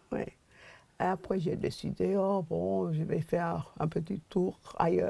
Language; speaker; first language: French; non-native, fluent; English